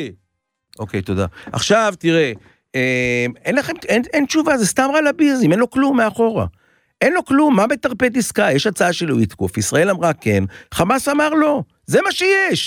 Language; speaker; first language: Hebrew; native; Hebrew